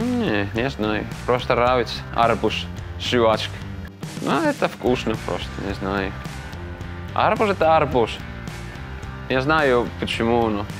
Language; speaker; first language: Russian; non-native, learner; Finnish